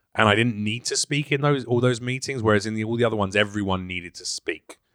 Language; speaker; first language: English; native; English